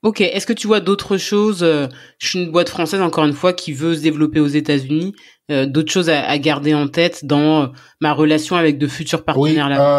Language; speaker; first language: French; native; French